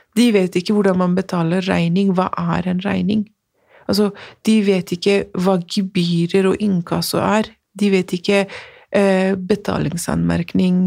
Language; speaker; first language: Norwegian; non-native, fluent; Persian